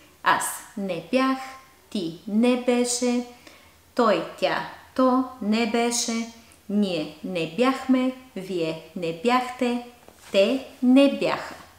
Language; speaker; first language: Bulgarian; native; Bulgarian